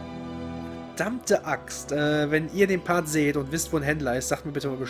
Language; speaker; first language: German; native; German